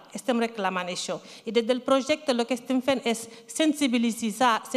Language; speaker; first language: Catalan; non-native, learner; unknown